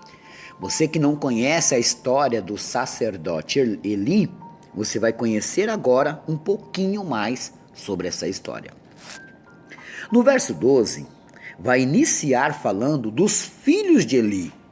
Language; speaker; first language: Portuguese; native; Portuguese